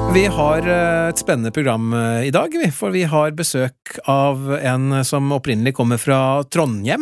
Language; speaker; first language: Norwegian; native; Norwegian